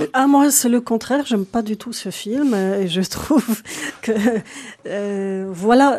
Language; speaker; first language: French; non-native, local second language; Arabic